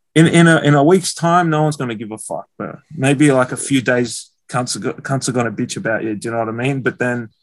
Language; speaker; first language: English; native; English